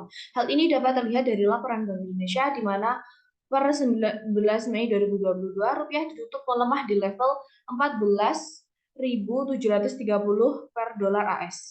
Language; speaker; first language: Indonesian; native; Indonesian